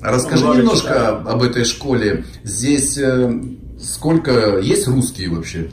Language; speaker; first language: Russian; native; Russian